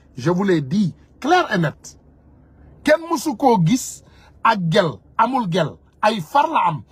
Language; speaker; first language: French; non-native, local second language; Wolof